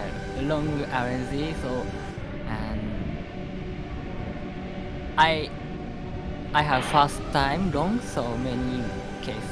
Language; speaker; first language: English; non-native, learner; Japanese